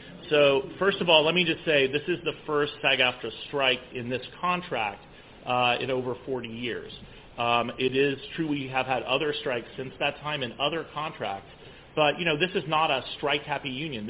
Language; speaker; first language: English; native; English